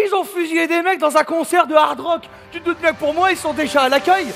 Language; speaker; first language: French; native; French